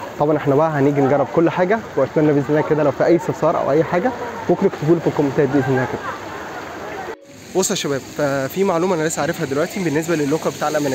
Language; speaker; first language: Arabic; native; Arabic